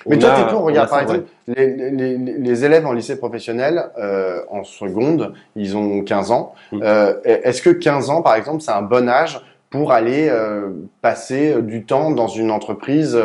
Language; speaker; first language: French; native; French